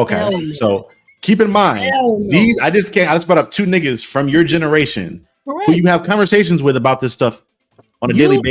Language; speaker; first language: English; native; English